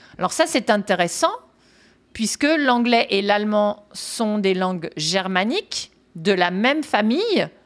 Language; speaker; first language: French; native; French